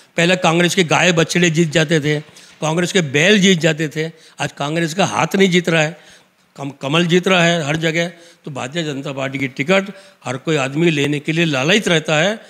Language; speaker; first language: Hindi; native; Hindi